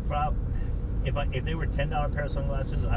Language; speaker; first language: English; native; English